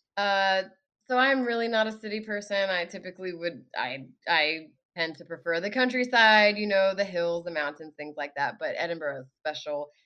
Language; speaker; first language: English; early bilingual, other home language; Arabic